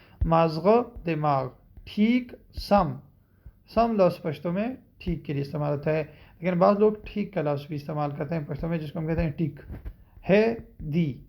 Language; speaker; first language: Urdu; non-native, local second language; Pashto